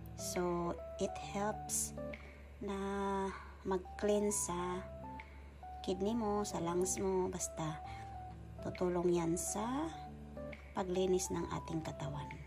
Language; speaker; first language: Filipino; non-native, local second language; Cebuano